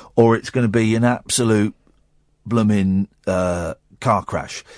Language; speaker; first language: English; native; English